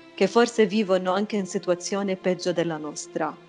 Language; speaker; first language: Italian; non-native, fluent; Arabic